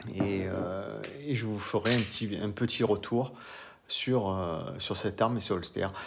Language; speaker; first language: French; native; French